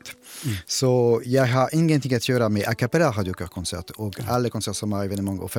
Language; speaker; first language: Swedish; non-native, fluent; French